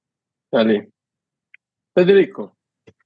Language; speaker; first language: Spanish; non-native, fluent; Portuguese